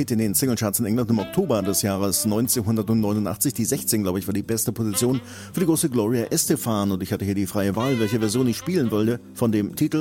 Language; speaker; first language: German; native; German